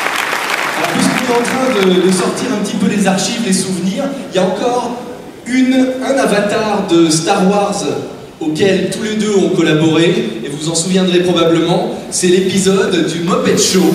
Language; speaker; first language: French; native; French